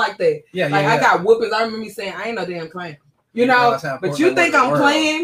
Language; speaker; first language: English; native; English